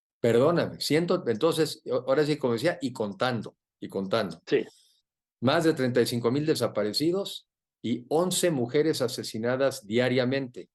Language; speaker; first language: Spanish; native; Spanish